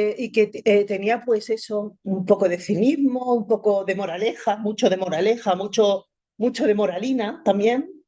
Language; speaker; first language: Spanish; native; Spanish